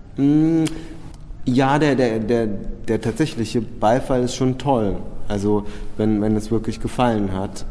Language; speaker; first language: German; early bilingual, other home language; Czech